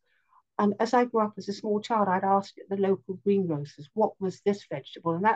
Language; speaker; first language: English; native; English